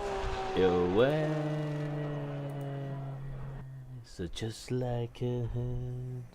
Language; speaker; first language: English; non-native, learner; Spanish